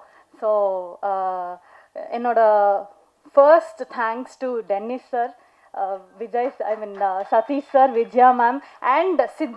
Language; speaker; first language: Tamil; non-native, learner; Kannada